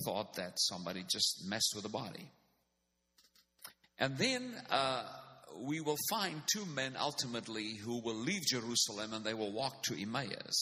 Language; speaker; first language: English; non-native, local second language; Afrikaans